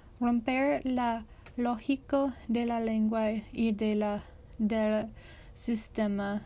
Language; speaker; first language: Spanish; non-native, learner; English